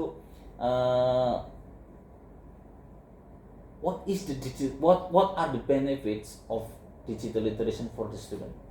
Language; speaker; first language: English; non-native, learner; Indonesian